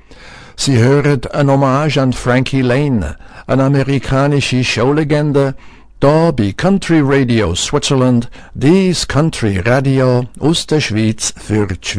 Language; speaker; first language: German; native; German